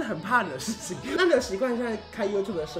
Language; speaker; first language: Chinese; native; Chinese